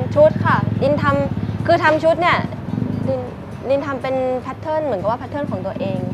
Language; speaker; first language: Thai; early bilingual, other home language; English